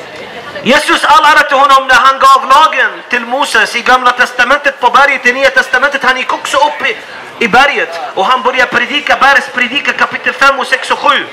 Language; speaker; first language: Swedish; non-native, fluent; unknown